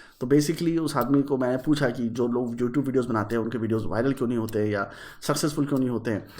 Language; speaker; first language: Hindi; native; Hindi